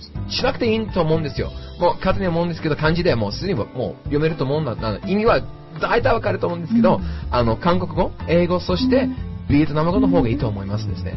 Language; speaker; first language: Japanese; non-native, fluent; English